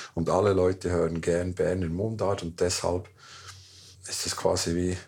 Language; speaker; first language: German; native; German